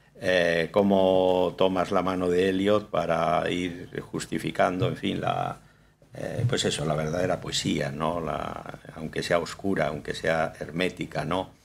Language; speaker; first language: Spanish; native; Spanish